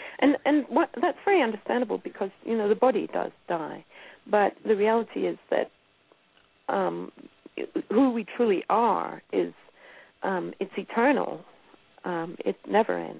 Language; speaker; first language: English; native; English